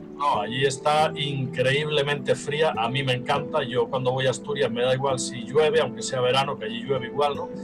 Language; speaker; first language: Spanish; native; Spanish